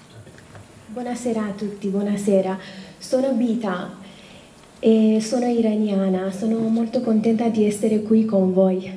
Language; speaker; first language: Italian; non-native, fluent; Persian